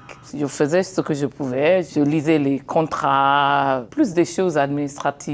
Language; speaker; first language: French; non-native, fluent; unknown